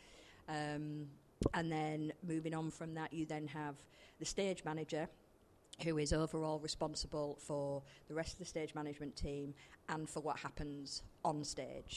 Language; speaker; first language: English; native; English